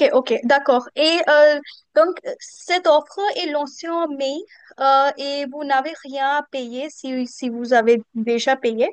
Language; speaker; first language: French; non-native, fluent; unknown